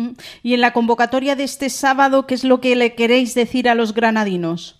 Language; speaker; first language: Spanish; native; Spanish